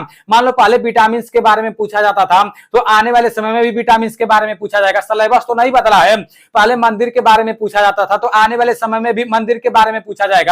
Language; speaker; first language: Hindi; native; Hindi